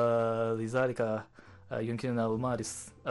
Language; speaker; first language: Arabic; non-native, learner; Japanese